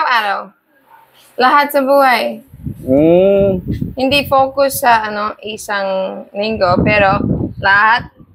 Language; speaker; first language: Filipino; non-native, learner; English